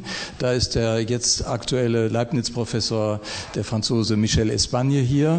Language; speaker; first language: German; native; German